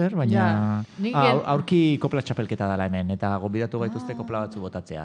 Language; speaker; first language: Basque; native; Basque